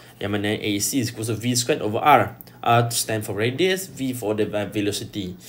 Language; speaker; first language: English; non-native, local second language; Malay